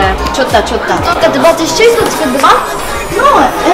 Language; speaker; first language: Russian; non-native, learner; Korean